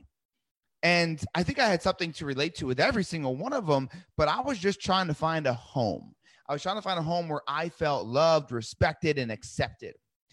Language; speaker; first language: English; native; English